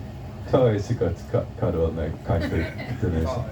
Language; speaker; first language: Irish; non-native, local second language; English